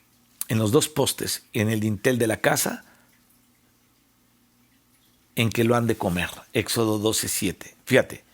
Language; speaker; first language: Spanish; native; Spanish